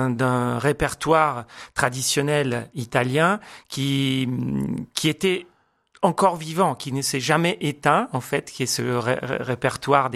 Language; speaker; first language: French; native; French